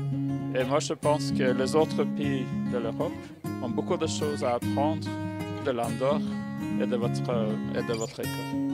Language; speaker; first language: French; non-native, fluent; Norwegian